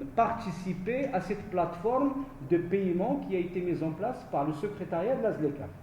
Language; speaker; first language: French; non-native, local second language; Arabic